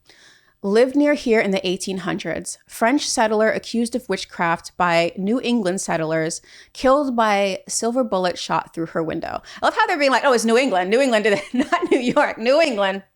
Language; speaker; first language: English; native; English